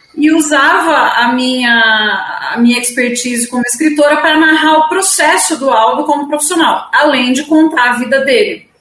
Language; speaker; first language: Portuguese; native; Portuguese